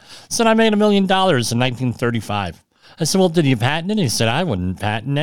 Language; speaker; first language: English; native; English